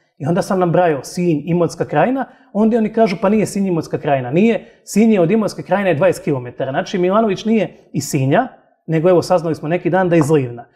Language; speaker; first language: Serbian; native; Serbian